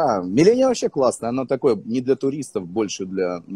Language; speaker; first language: Russian; native; Russian